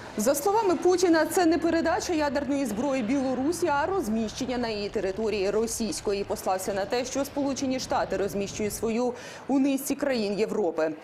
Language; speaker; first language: Ukrainian; native; Ukrainian